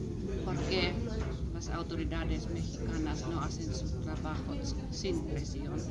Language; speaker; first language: Spanish; non-native, fluent; Finnish